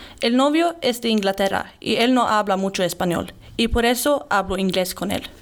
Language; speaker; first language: Spanish; non-native, learner; Swedish